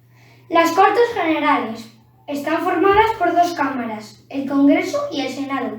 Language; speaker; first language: Spanish; native; Spanish